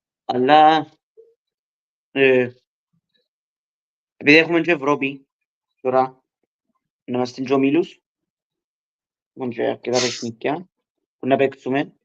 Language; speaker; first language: Greek; early bilingual, heritage; Greek